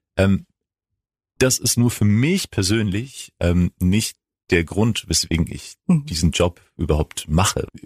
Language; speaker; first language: German; non-native, fluent; Greek